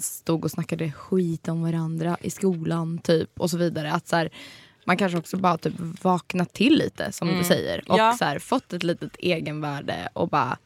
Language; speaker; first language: Swedish; native; Swedish